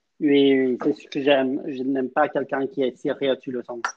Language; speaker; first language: French; non-native, learner; English